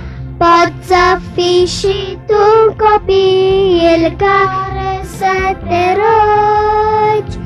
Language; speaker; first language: Romanian; early bilingual, heritage; Romanian